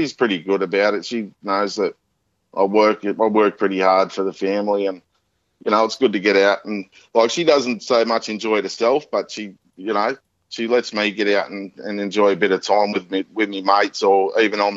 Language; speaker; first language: English; native; English